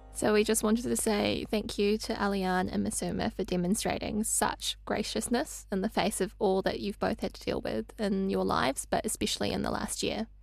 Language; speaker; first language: English; early bilingual, other home language; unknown